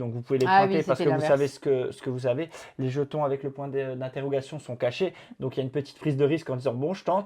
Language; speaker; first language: French; native; French